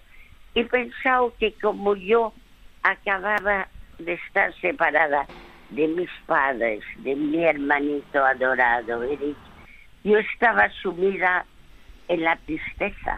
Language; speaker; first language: Spanish; early bilingual, other home language; French